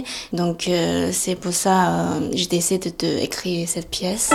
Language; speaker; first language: French; non-native, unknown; Chinese